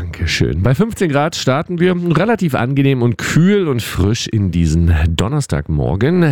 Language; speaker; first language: German; native; German